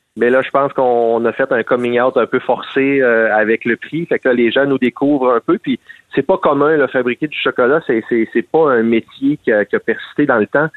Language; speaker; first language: French; native; French